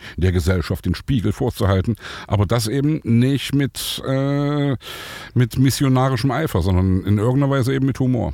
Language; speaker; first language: German; native; German